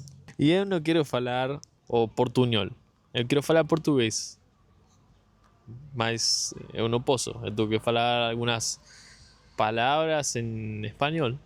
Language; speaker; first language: Portuguese; non-native, learner; Spanish